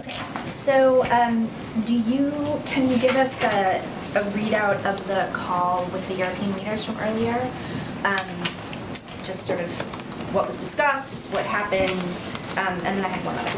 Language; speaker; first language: English; native; English